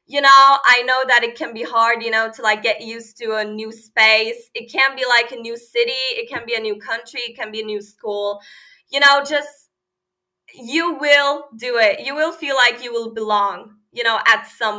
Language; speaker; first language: English; non-native, fluent; Turkish